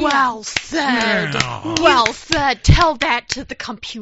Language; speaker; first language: English; non-native, fluent; Chinese